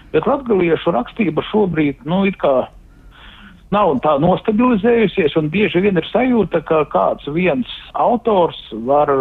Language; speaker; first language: Latvian; native; Latvian